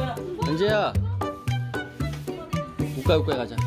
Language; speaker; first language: Korean; native; Korean